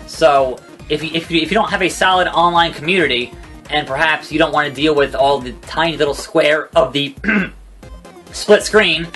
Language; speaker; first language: English; native; English